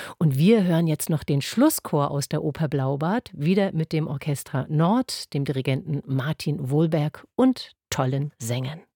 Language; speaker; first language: German; native; German